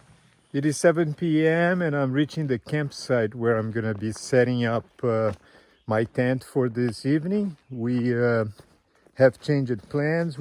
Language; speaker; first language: English; non-native, fluent; Portuguese